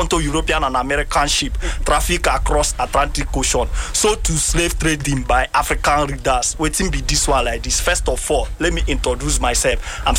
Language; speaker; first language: English; non-native, local second language; Igbo